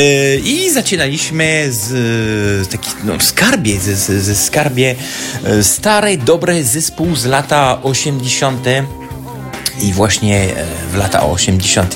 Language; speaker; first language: Polish; non-native, fluent; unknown